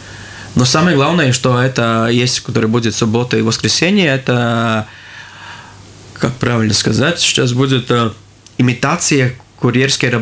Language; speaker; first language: Russian; non-native, local second language; Latvian